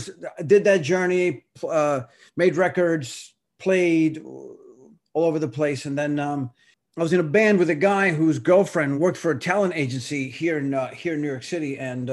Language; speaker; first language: English; early bilingual, other home language; Spanish